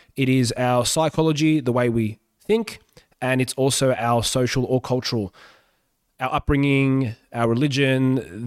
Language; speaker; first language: English; early bilingual, other home language; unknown